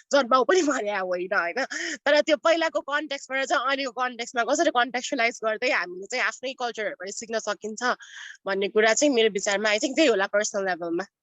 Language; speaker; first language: Nepali; non-native, local second language; Newari